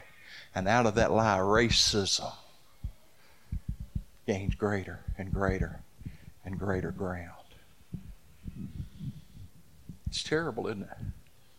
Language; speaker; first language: English; native; English